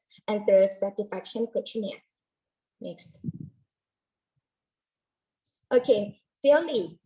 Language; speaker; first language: English; non-native, learner; Thai